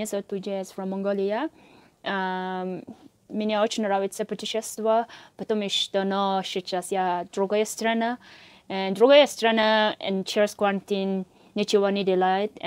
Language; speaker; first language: Russian; non-native, learner; Mongolian